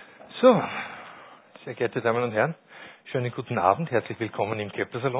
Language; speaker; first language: German; native; German